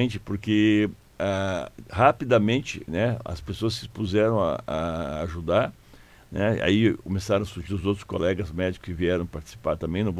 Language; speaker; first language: Portuguese; native; Portuguese